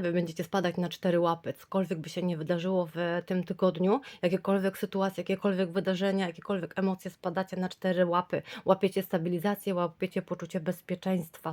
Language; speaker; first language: Polish; native; Polish